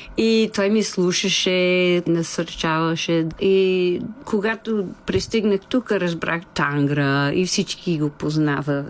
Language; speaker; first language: Bulgarian; non-native, fluent; English